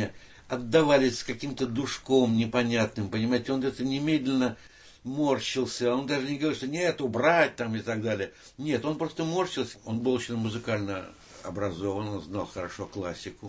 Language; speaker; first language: Russian; native; Russian